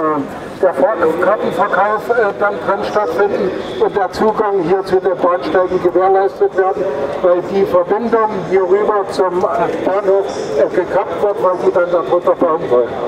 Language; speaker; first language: German; native; German